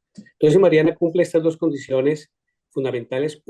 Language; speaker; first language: Spanish; native; Spanish